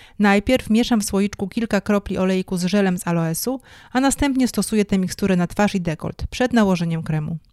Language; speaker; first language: Polish; native; Polish